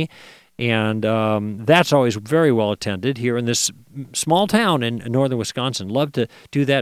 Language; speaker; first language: English; native; English